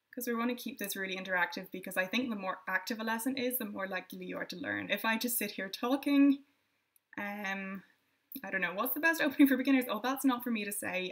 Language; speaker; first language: English; native; English